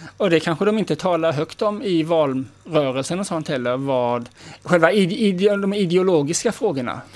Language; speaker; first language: Swedish; native; Swedish